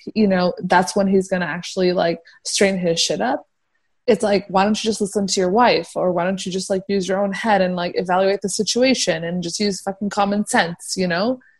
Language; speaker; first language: English; early bilingual, heritage; Persian